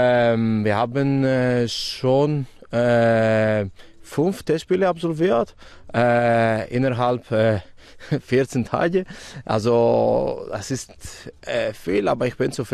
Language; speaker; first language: German; non-native, fluent; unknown